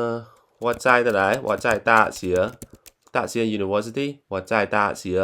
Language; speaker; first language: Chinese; non-native, learner; Khmer